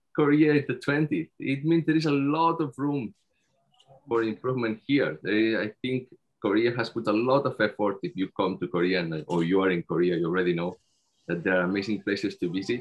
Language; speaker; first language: English; non-native, fluent; Spanish